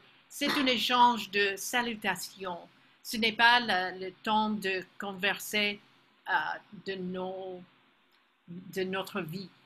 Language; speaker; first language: French; non-native, fluent; English